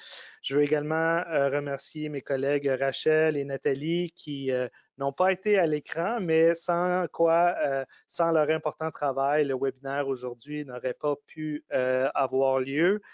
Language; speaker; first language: French; native; French